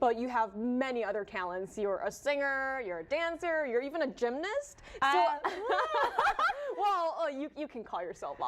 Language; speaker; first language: English; native; English